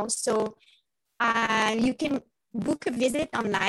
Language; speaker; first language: English; non-native, fluent; French